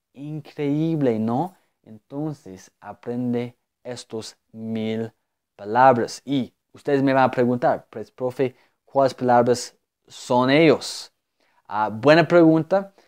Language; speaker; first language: Spanish; non-native, fluent; English